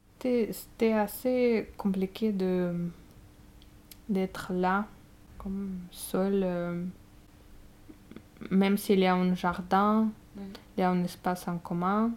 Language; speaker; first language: French; non-native, fluent; Russian